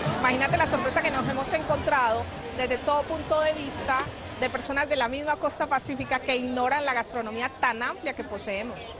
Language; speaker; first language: Spanish; native; Spanish